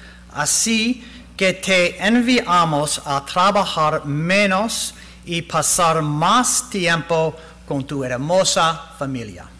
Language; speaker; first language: Spanish; non-native, learner; English